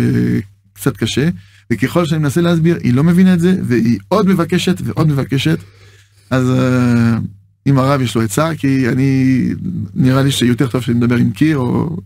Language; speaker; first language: Hebrew; non-native, fluent; French